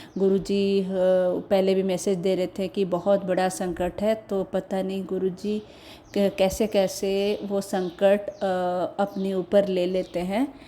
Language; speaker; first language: Hindi; non-native, local second language; Odia